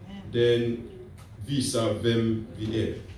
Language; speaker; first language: Swedish; non-native, fluent; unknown